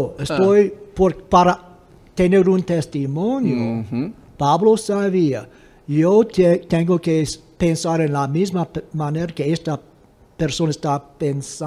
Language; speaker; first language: Spanish; non-native, fluent; English